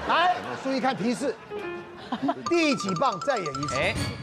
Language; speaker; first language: Chinese; native; Chinese